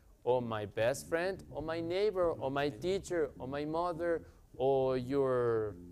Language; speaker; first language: English; non-native, fluent; Spanish